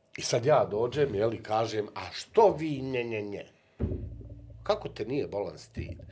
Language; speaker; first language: Bosnian; native; Bosnian